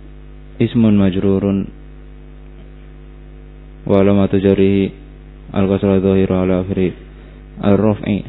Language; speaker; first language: Arabic; non-native, learner; Indonesian